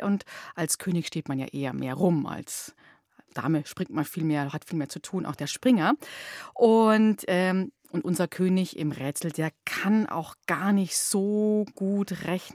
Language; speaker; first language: German; native; German